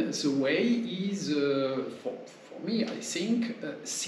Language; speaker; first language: English; non-native, learner; French